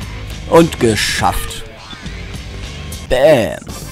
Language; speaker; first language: German; native; German